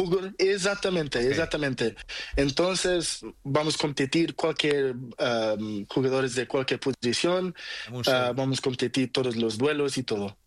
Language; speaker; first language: Spanish; non-native, learner; Portuguese